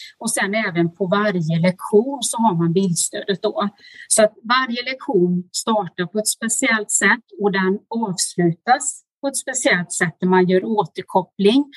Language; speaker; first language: Swedish; native; Swedish